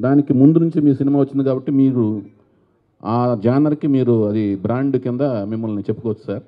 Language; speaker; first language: Telugu; native; Telugu